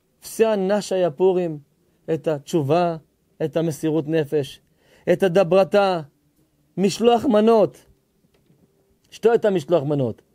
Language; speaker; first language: Russian; early bilingual, heritage; Hebrew